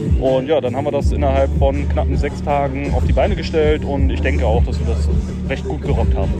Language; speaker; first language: German; native; German